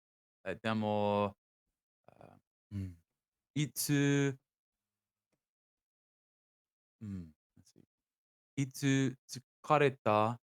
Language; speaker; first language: Japanese; non-native, learner; English